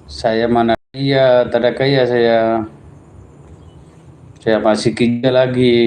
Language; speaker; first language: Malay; non-native, learner; Bangla